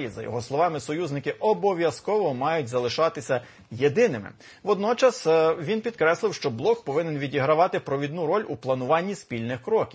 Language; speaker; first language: Ukrainian; native; Ukrainian